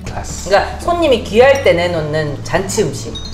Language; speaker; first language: Korean; native; Korean